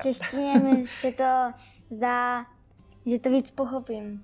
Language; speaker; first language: Czech; early bilingual, heritage; Czech